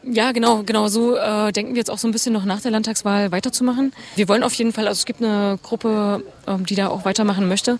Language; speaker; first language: German; native; German